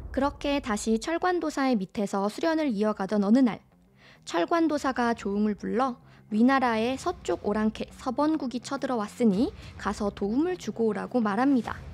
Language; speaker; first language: Korean; native; Korean